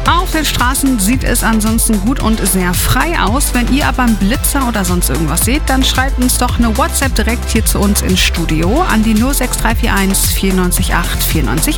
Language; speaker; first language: German; native; German